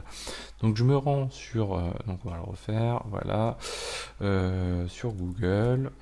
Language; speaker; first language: French; native; French